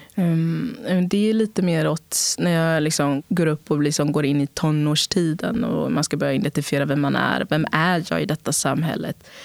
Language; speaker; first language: Swedish; early bilingual, other home language; Portuguese